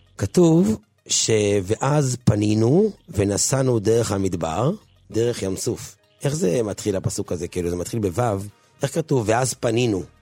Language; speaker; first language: Hebrew; native; Hebrew